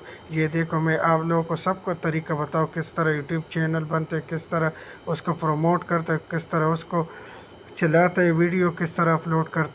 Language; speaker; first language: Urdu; non-native, local second language; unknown